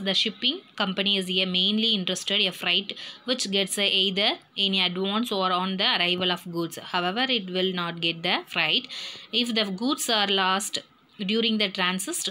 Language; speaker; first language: English; non-native, local second language; Tamil